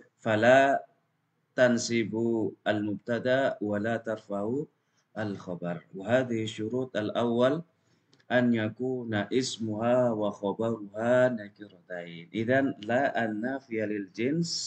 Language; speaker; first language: Arabic; non-native, fluent; Indonesian